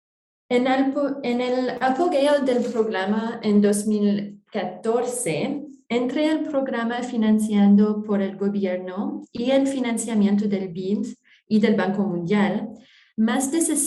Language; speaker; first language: Spanish; non-native, fluent; French